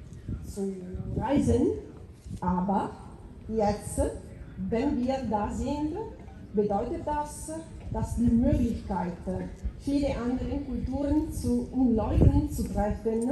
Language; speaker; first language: German; non-native, fluent; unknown